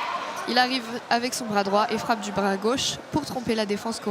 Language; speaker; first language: French; native; French